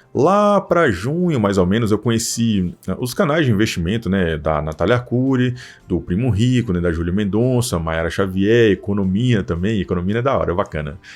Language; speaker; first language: Portuguese; native; Portuguese